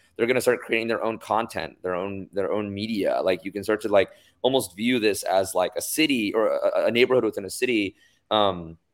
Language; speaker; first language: English; native; English